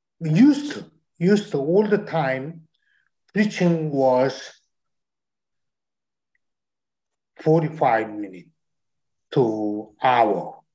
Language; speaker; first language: English; non-native, learner; Chinese